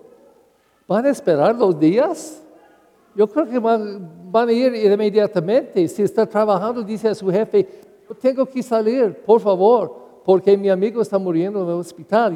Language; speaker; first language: Spanish; non-native, learner; English